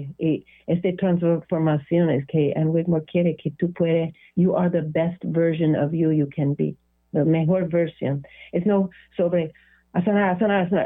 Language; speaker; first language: Spanish; non-native, learner; English